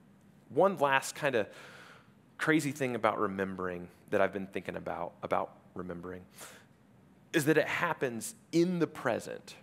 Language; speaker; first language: English; native; English